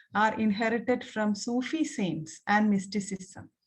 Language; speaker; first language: English; non-native, local second language; Malayalam